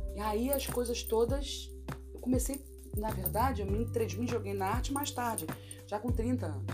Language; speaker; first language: Portuguese; native; Portuguese